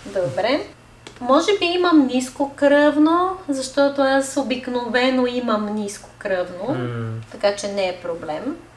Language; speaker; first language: Bulgarian; non-native, fluent; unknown